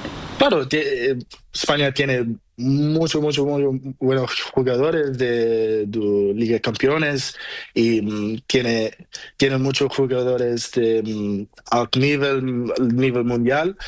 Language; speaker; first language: Spanish; non-native, learner; Portuguese